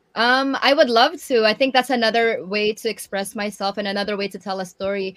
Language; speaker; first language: English; early bilingual, other home language; Waray